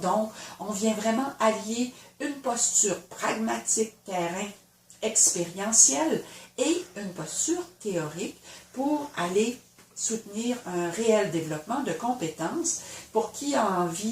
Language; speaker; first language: French; native; French